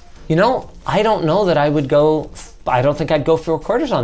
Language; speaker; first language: English; native; English